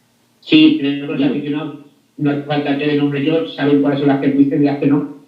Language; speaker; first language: Spanish; native; Spanish